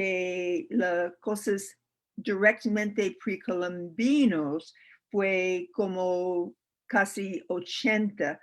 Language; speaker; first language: Spanish; non-native, learner; English